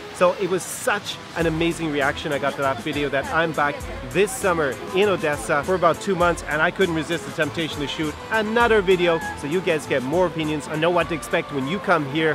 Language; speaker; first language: English; native; English